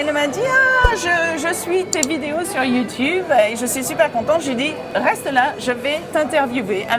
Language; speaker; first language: French; native; French